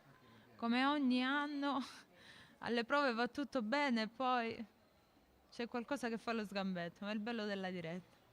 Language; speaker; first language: Italian; native; Italian